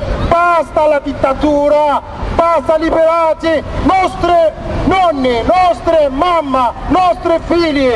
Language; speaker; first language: Italian; non-native, fluent; Arabic